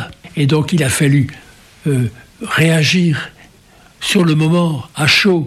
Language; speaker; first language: French; native; French